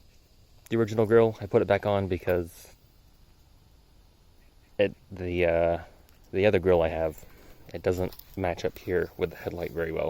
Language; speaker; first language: English; native; English